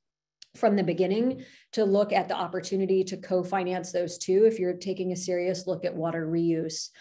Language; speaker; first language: English; native; English